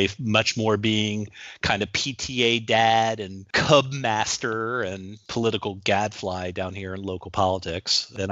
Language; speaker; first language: English; native; English